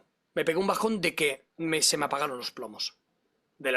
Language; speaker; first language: Spanish; native; Spanish